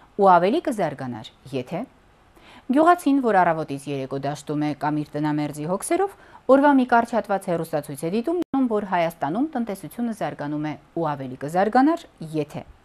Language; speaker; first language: Armenian; native; Armenian